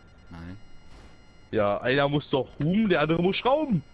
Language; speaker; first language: German; native; German